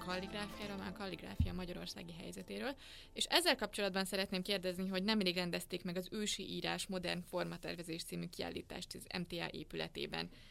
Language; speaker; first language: Hungarian; native; Hungarian